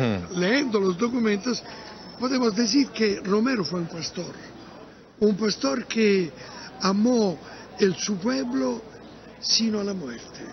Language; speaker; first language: Spanish; non-native, fluent; Italian